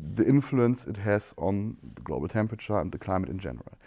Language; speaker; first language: English; non-native, fluent; German